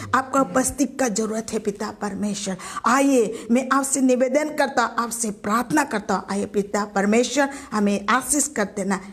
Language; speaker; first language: Hindi; non-native, local second language; Assamese